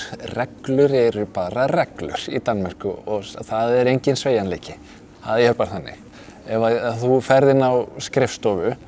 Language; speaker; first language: Icelandic; non-native, fluent; Danish